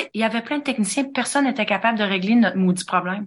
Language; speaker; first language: French; native; French